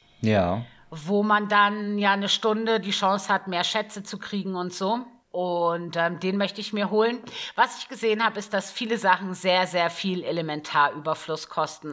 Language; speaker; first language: German; native; German